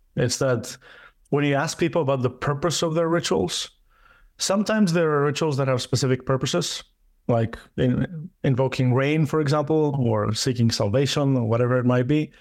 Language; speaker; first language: English; non-native, fluent; Greek